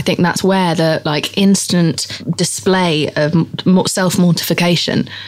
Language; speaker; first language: English; native; English